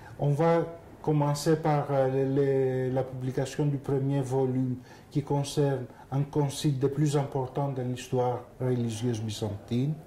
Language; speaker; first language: French; non-native, fluent; Greek